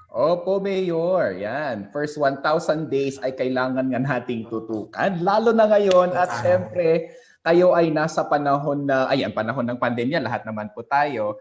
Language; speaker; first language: Filipino; non-native, local second language; Iloko